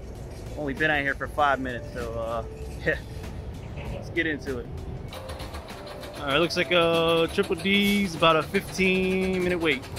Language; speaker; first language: English; native; English